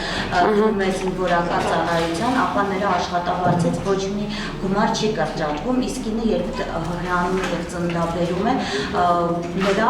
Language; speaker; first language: Armenian; native; Armenian